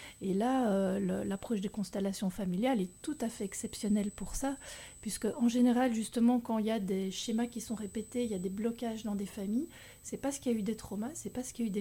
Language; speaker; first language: French; native; French